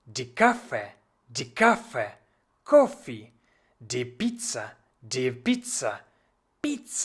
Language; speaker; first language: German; non-native, fluent; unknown